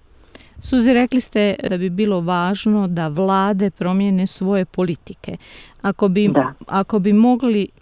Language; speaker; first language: Serbian; native; Serbian